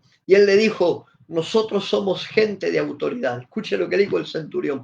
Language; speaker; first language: Spanish; native; Spanish